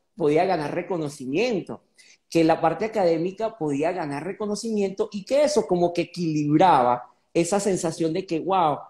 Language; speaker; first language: Spanish; native; Spanish